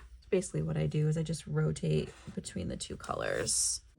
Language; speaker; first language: English; native; English